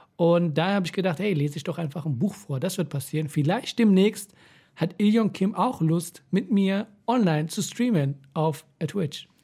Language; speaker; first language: German; early bilingual, other home language; Persian